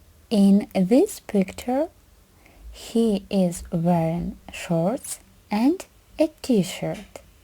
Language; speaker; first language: English; non-native, fluent; Ukrainian